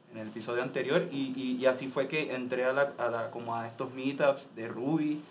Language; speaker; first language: Spanish; native; Spanish